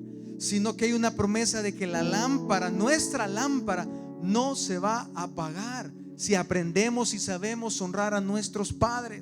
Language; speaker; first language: Spanish; native; Spanish